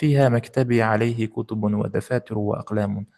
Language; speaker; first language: Arabic; non-native, fluent; Uzbek